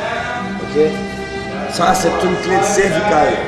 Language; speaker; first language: French; non-native, learner; Portuguese